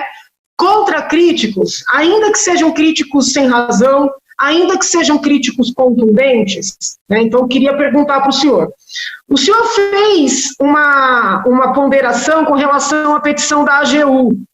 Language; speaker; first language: Portuguese; native; Portuguese